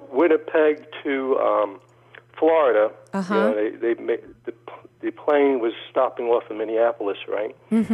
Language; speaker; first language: English; early bilingual, other home language; Polish